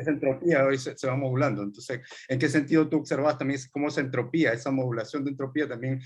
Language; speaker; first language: Spanish; native; Spanish